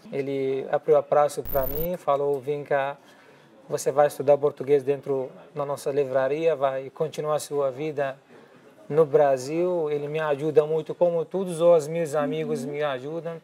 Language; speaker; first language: Portuguese; non-native, learner; Arabic